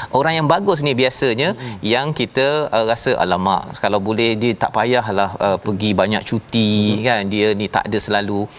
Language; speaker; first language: Malay; native; Malay